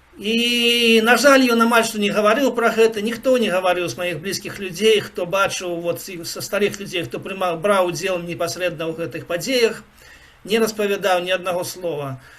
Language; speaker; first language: Belarusian; non-native, local second language; Russian